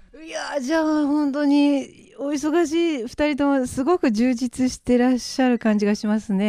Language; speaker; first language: Japanese; native; Japanese